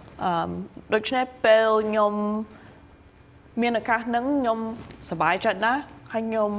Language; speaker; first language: Khmer; early bilingual, heritage; English